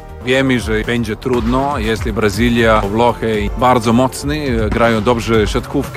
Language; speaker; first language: Polish; non-native, learner; Serbian